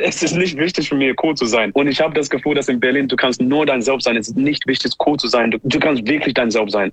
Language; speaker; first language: German; non-native, fluent; English